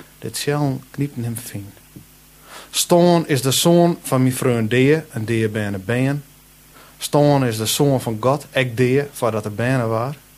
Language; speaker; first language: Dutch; non-native, local second language; Western Frisian